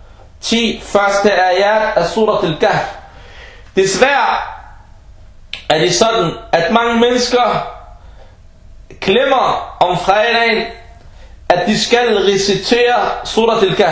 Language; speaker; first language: Danish; early bilingual, other home language; Arabic